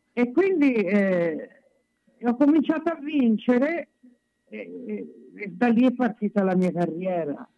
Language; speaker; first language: Italian; native; Italian